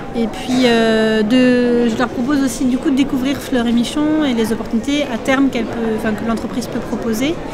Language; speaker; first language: French; native; French